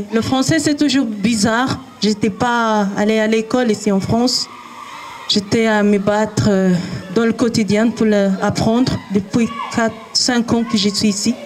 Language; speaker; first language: French; non-native, learner; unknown